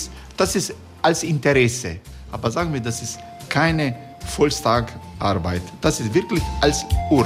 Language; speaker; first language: German; non-native, learner; Croatian